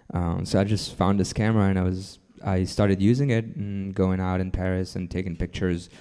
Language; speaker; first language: English; non-native, fluent; French